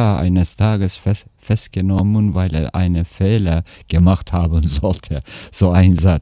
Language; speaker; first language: German; non-native, fluent; Turkish